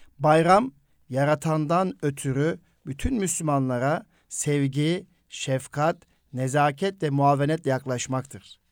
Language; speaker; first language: Turkish; native; Turkish